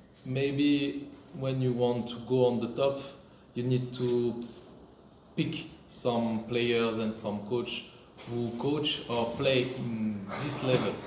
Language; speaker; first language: English; non-native, fluent; French